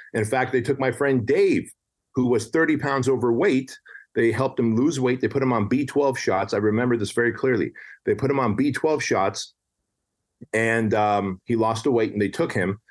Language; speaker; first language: English; early bilingual, other home language; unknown